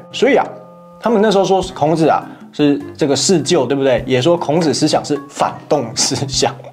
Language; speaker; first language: Chinese; native; Chinese